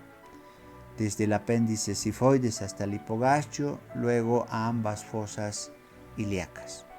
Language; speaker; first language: Spanish; native; Spanish